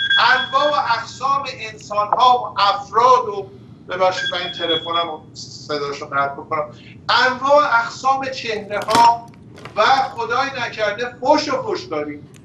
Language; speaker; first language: Persian; non-native, local second language; Azerbaijani